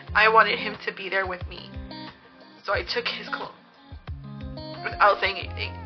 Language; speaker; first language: English; native; English